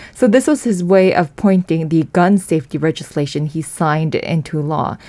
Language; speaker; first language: English; non-native, fluent; Korean